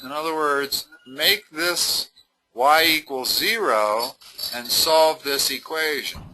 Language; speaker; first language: English; native; English